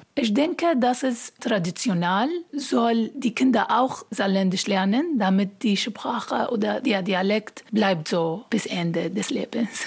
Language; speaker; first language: German; non-native, learner; Arabic